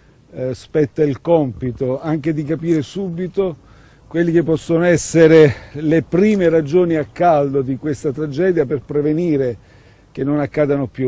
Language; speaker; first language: Italian; native; Italian